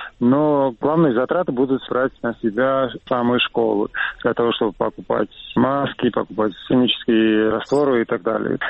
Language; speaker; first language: Russian; non-native, local second language; Georgian